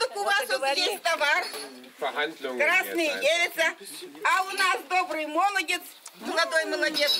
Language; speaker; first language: Russian; native; Russian